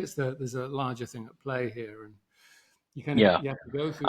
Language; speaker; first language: English; native; English